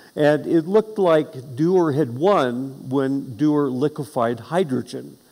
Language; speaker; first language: English; native; English